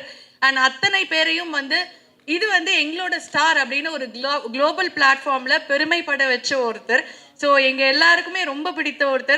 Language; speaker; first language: Tamil; native; Tamil